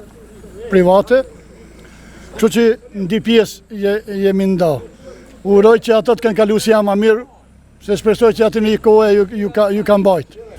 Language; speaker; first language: Albanian; native; Albanian